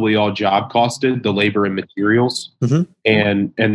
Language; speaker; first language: English; native; English